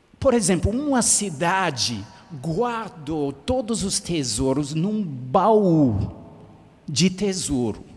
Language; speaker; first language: Portuguese; non-native, fluent; English